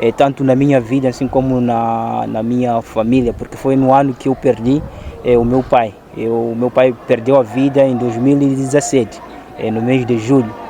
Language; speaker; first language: Portuguese; non-native, local second language; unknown